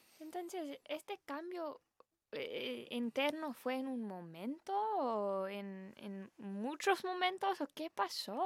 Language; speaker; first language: Spanish; early bilingual, heritage; Spanish